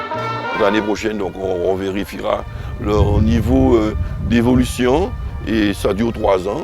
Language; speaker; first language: French; native; French